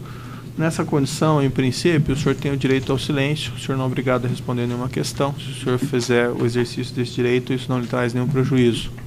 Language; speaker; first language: Portuguese; native; Portuguese